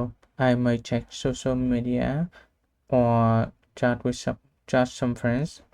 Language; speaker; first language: English; non-native, learner; Vietnamese